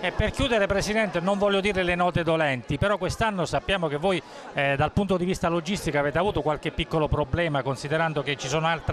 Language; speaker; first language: Italian; native; Italian